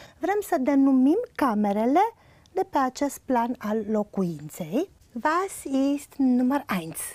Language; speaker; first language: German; non-native, fluent; Romanian